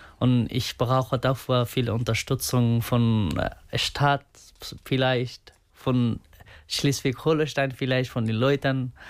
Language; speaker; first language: German; non-native, fluent; Persian